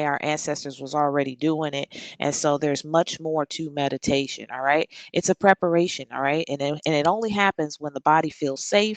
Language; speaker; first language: English; native; English